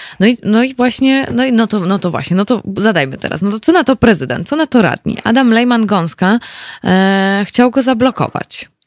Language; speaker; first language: Polish; native; Polish